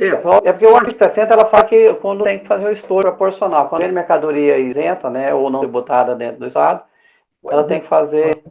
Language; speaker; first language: Portuguese; native; Portuguese